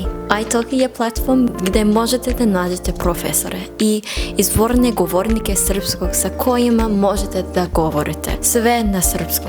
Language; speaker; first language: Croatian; non-native, learner; English